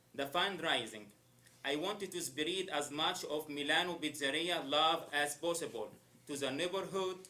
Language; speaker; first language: English; non-native, learner; Arabic